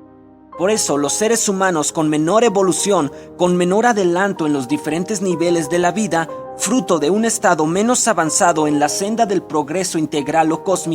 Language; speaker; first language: Spanish; native; Spanish